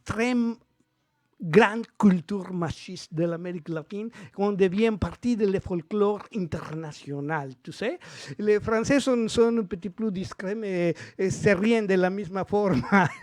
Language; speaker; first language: French; non-native, learner; Spanish